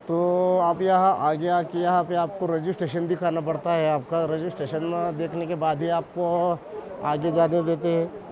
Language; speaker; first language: Hindi; non-native, local second language; Marathi